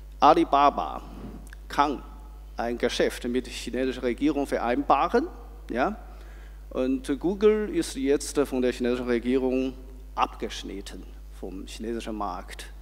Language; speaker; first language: German; non-native, fluent; Chinese